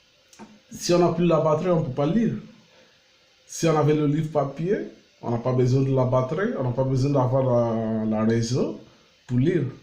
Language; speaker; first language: French; non-native, learner; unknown